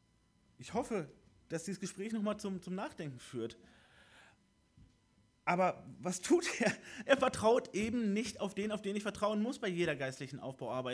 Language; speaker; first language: German; native; German